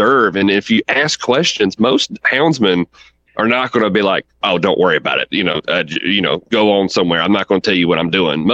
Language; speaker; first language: English; native; English